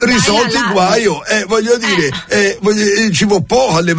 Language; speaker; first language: Italian; native; Italian